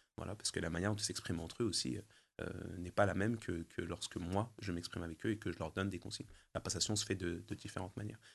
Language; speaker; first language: French; early bilingual, other home language; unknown